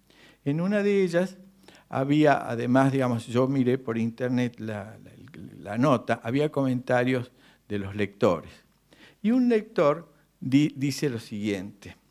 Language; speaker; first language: Spanish; native; Spanish